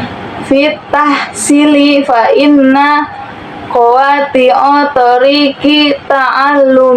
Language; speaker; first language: Arabic; non-native, learner; Indonesian